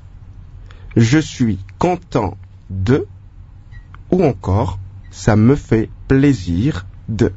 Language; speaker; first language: French; non-native, local second language; Lingala